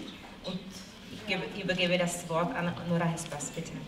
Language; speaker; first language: German; non-native, fluent; Czech